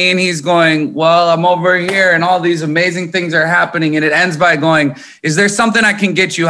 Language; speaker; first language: English; native; English